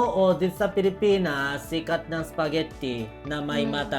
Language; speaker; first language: Filipino; non-native, learner; Japanese